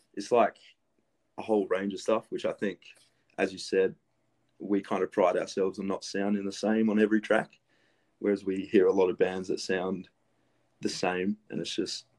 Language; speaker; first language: English; early bilingual, other home language; Greek